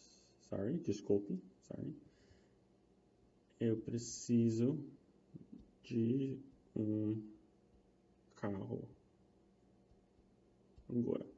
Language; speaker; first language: Portuguese; non-native, fluent; English